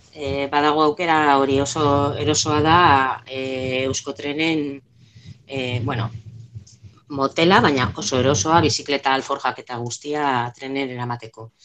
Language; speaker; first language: Basque; non-native, local second language; Spanish